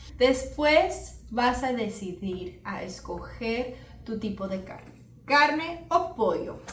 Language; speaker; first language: Spanish; early bilingual, heritage; Spanish